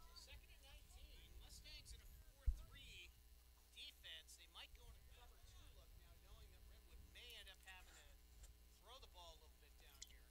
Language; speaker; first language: English; native; English